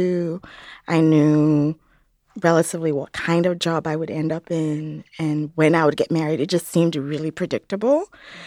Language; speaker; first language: English; non-native, local second language; Yoruba